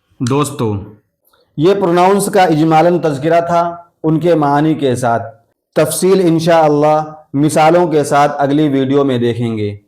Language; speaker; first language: Urdu; native; Urdu